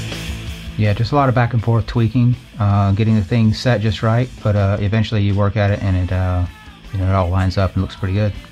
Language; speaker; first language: English; native; English